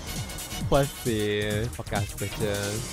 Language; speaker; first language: English; native; English